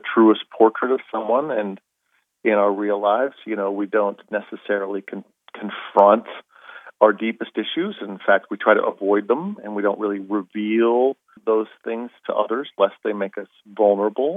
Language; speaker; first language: English; native; English